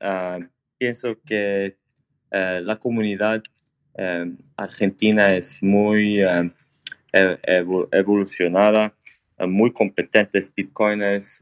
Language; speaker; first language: Spanish; non-native, learner; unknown